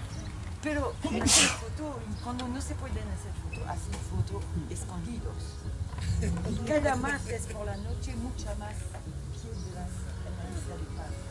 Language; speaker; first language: Spanish; non-native, learner; Greek